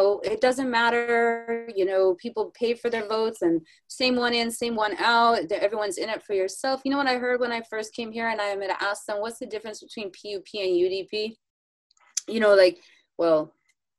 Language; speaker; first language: English; native; English